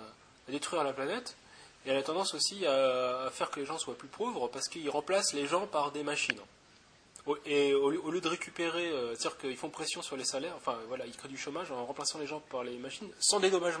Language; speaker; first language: French; native; French